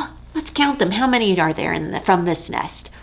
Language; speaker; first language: English; native; English